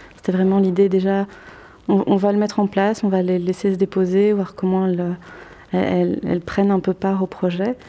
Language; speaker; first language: French; native; French